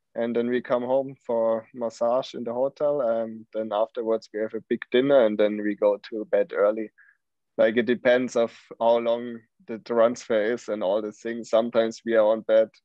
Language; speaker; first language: English; non-native, fluent; German